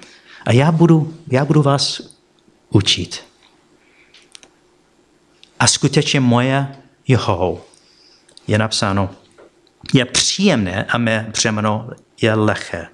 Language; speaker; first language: Czech; non-native, fluent; English